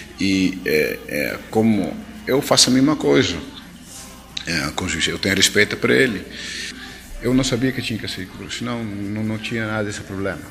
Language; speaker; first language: Portuguese; non-native, fluent; Dutch